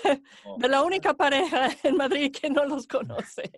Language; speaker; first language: Spanish; non-native, fluent; English